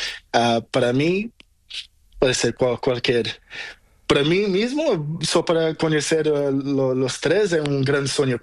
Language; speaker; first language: Spanish; non-native, learner; Portuguese